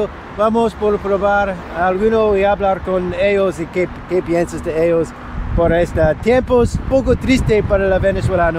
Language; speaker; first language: Spanish; non-native, learner; English